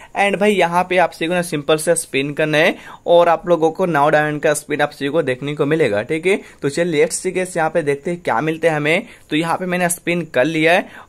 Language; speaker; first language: Hindi; native; Hindi